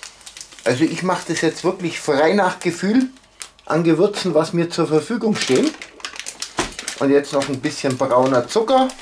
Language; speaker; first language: German; native; German